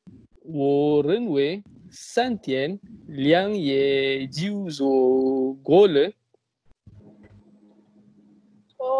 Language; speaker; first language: Chinese; non-native, learner; Malay